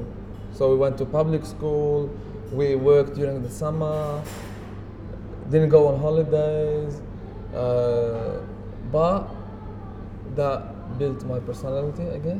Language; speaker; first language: English; non-native, fluent; Arabic